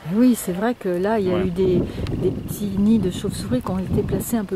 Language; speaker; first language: French; native; French